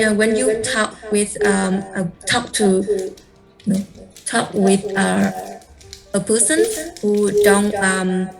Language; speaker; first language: English; non-native, learner; Vietnamese